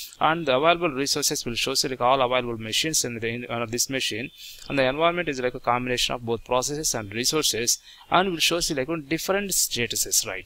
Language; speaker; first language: English; non-native, local second language; Telugu